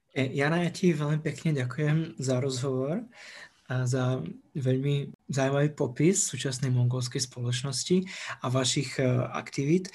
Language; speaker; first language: Slovak; native; Slovak